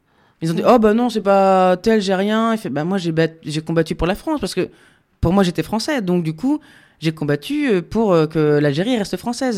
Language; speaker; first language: French; native; French